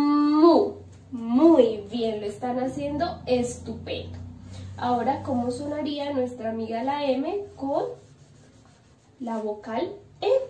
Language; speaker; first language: Spanish; native; Spanish